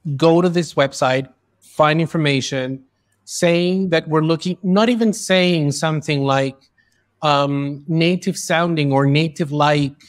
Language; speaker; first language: English; early bilingual, other home language; Spanish